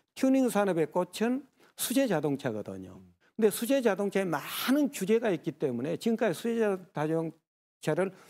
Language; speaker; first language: Korean; native; Korean